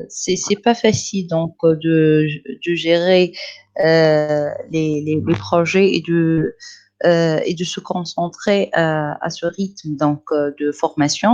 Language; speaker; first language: French; non-native, local second language; Arabic